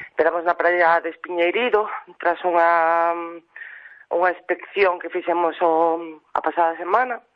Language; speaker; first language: Galician; native; Galician